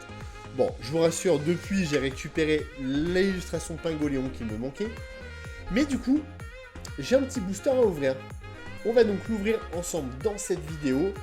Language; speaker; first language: French; native; French